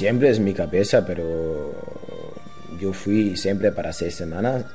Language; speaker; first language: Spanish; non-native, learner; German